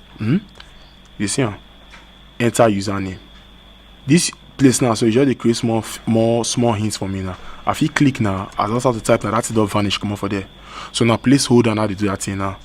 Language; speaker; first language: Nigerian Pidgin; native; Nigerian Pidgin